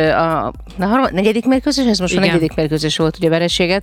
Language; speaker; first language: Hungarian; native; Hungarian